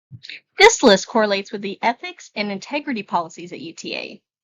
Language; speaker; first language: English; native; English